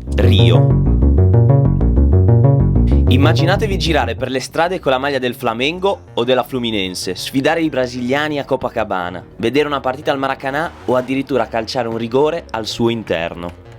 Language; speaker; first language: Italian; native; Italian